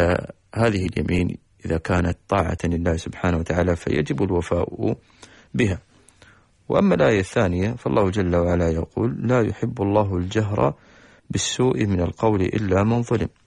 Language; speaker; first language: Arabic; native; Arabic